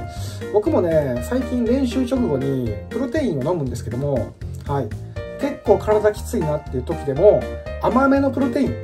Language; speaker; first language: Japanese; native; Japanese